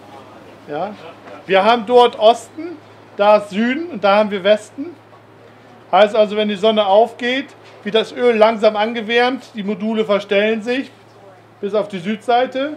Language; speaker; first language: German; native; German